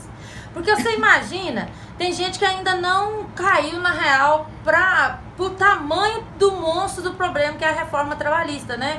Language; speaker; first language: Portuguese; native; Portuguese